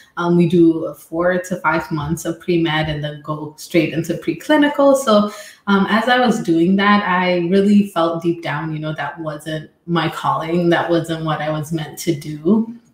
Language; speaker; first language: English; non-native, fluent; Amharic